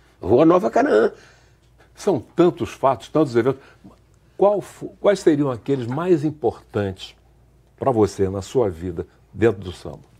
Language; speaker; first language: Portuguese; native; Portuguese